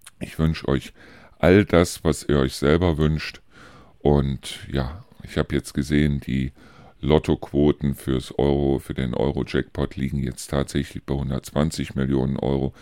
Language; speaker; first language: German; native; German